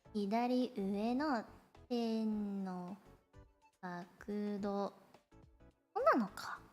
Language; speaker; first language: Japanese; non-native, learner; Cantonese